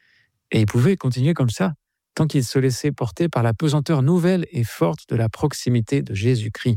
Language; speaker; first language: French; native; French